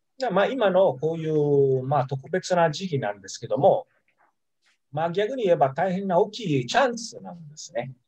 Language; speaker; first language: Japanese; non-native, fluent; Italian